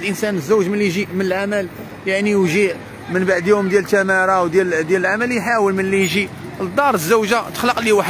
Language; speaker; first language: Arabic; native; Arabic